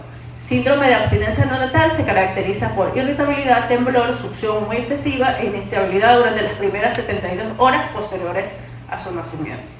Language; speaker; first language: Spanish; native; Spanish